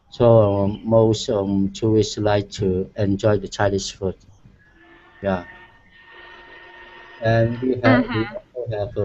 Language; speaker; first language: English; non-native, learner; Cantonese